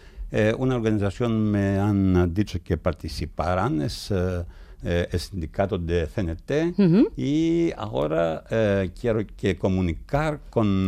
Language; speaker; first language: Spanish; non-native, fluent; Greek